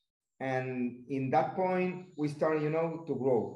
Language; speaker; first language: English; non-native, learner; Spanish